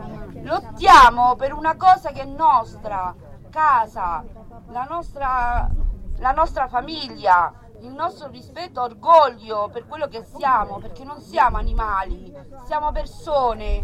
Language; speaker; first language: Italian; early bilingual, other home language; Spanish